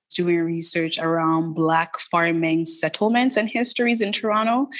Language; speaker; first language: English; early bilingual, other home language; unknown